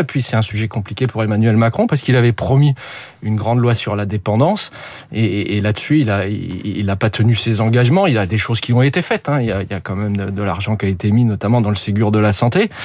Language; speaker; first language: French; native; French